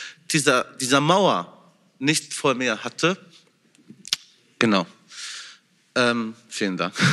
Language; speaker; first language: German; non-native, fluent; Arabic